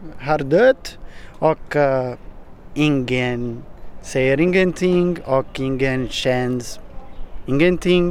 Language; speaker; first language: Swedish; non-native, learner; Portuguese